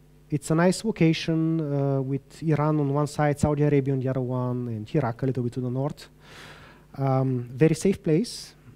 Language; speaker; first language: English; non-native, fluent; Bulgarian